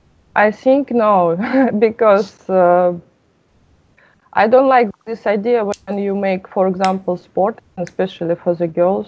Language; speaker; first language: English; non-native, learner; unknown